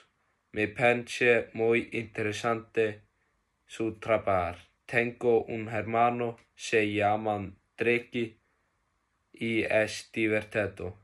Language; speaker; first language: Spanish; non-native, learner; Icelandic